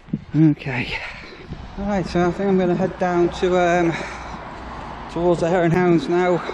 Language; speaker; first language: English; native; English